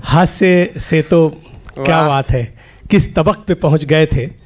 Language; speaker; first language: Hindi; native; Hindi